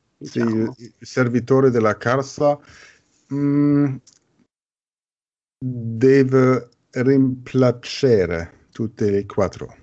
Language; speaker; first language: Italian; non-native, learner; German